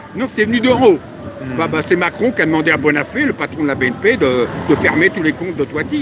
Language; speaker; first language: French; native; French